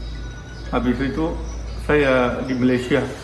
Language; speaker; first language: Indonesian; non-native, learner; Rohingya